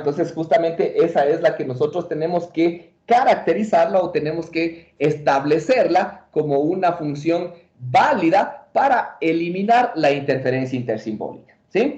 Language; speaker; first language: Spanish; native; Spanish